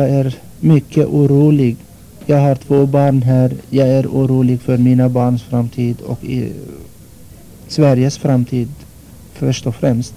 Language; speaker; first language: Swedish; non-native, fluent; Armenian